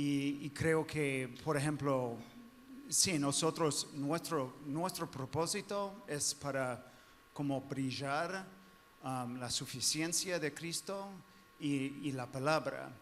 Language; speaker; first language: Spanish; non-native, fluent; English